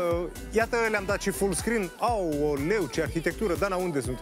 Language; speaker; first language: Romanian; native; Romanian